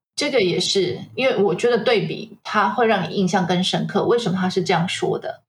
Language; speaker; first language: Chinese; native; Chinese